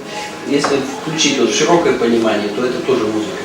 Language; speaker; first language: Russian; native; Russian